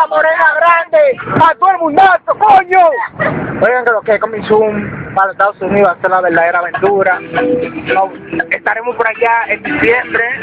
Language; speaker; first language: Spanish; native; Spanish